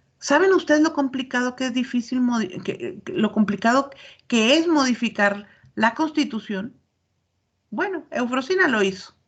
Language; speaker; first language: Spanish; native; Spanish